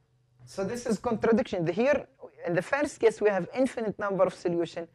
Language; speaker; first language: English; non-native, fluent; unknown